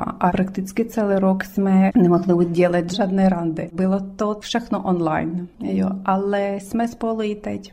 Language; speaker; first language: Czech; early bilingual, other home language; Ukrainian